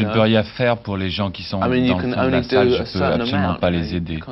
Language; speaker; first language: French; native; French